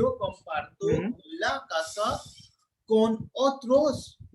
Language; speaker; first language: Spanish; non-native, fluent; Hindi